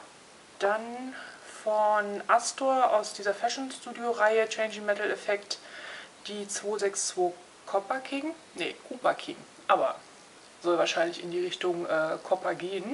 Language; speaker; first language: German; native; German